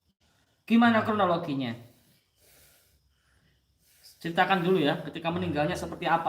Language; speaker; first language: Indonesian; native; Indonesian